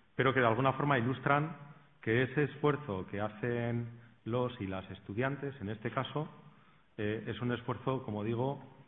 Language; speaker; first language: Spanish; native; Spanish